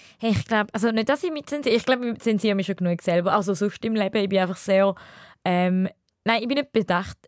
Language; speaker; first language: German; early bilingual, other home language; Tamil